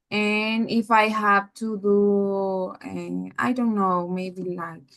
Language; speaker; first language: English; non-native, learner; Spanish